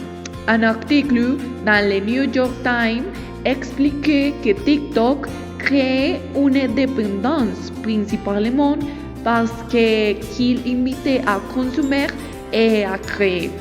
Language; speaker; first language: French; non-native, learner; Spanish